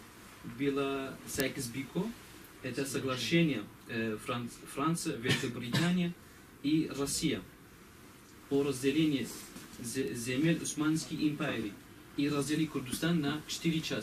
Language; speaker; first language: Russian; non-native, learner; Kurdish